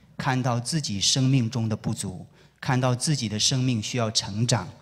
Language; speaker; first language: Chinese; native; Chinese